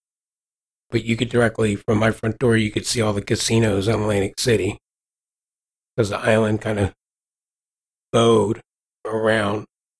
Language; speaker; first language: English; native; English